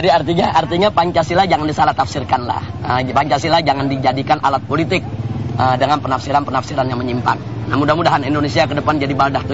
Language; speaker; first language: Indonesian; native; Indonesian